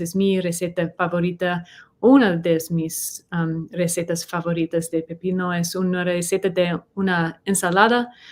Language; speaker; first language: Spanish; non-native, learner; English